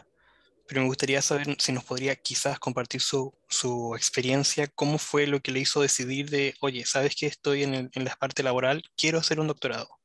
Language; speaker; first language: Spanish; native; Spanish